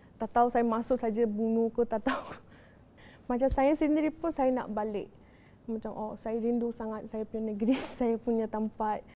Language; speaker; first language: Malay; early bilingual, other home language; Rohingya